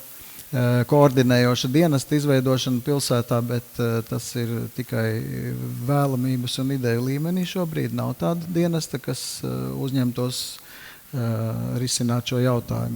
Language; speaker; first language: Latvian; native; Latvian